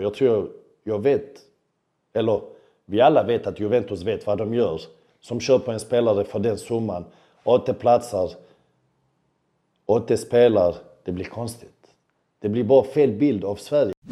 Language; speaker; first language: Swedish; early bilingual, other home language; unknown